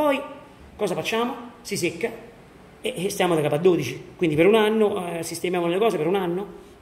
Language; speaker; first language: Italian; native; Italian